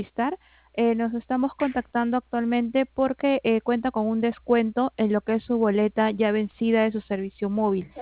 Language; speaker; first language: Spanish; native; Spanish